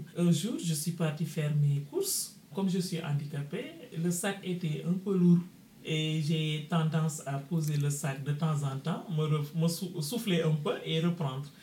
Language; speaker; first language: French; non-native, local second language; Wolof